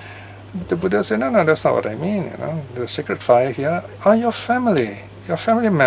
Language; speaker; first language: English; native; English